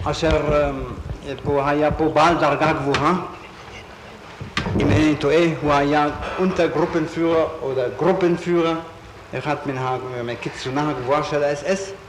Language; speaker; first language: Hebrew; non-native, fluent; German